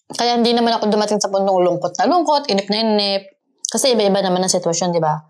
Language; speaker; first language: Filipino; native; Filipino